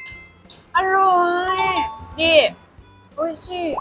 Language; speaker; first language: Thai; non-native, fluent; Japanese